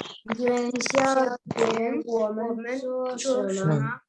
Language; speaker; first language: Chinese; non-native, learner; Spanish